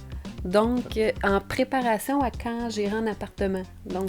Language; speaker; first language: French; native; French